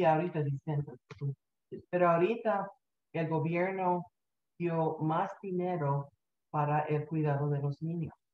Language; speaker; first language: Spanish; early bilingual, heritage; Spanish